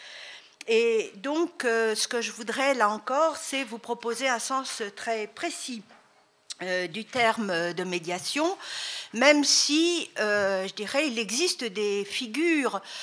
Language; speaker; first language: French; native; French